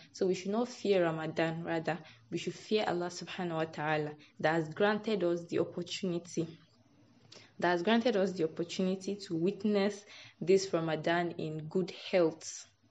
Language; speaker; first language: English; non-native, local second language; Yoruba